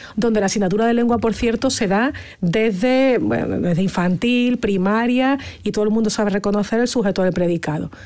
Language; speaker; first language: Spanish; native; Spanish